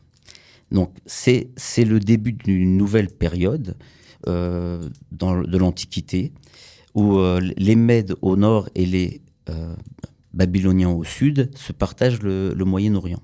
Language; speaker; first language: French; early bilingual, other home language; Kurdish